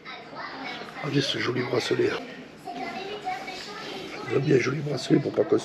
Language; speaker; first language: French; native; French